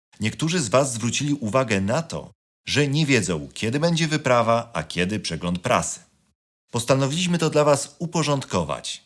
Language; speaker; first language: Polish; native; Polish